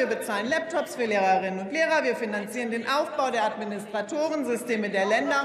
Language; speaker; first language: German; native; German